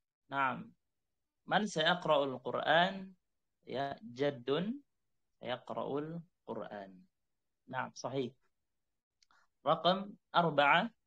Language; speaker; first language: Arabic; non-native, fluent; Indonesian